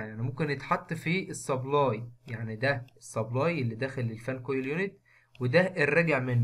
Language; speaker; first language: Arabic; native; Arabic